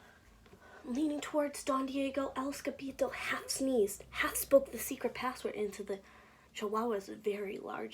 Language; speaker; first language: English; native; English